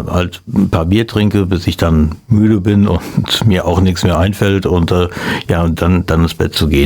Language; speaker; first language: German; native; German